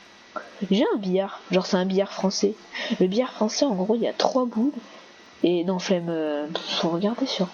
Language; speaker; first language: French; native; French